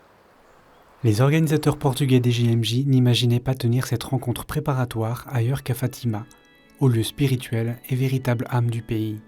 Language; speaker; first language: French; native; French